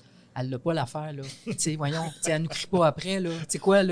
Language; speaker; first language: French; native; French